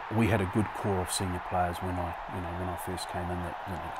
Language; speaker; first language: English; native; English